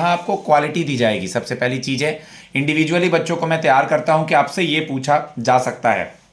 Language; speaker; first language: Hindi; native; Hindi